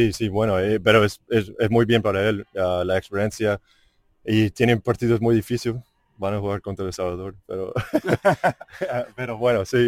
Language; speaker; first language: Spanish; non-native, fluent; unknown